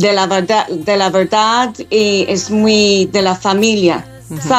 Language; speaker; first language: Spanish; non-native, fluent; English